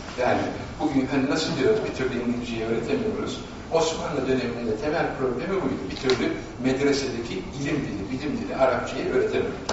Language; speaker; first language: Turkish; native; Turkish